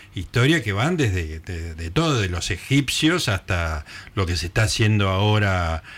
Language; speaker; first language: Spanish; native; Spanish